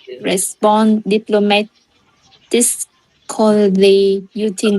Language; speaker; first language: English; non-native, learner; Vietnamese